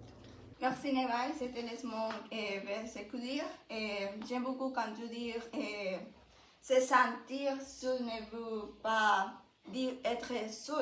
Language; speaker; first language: French; non-native, learner; Spanish